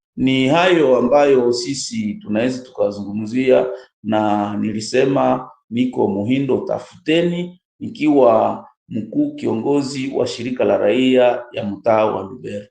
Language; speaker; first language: Swahili; non-native, local second language; Nande